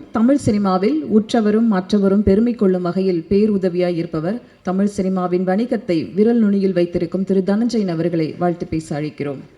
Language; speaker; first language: Tamil; native; Tamil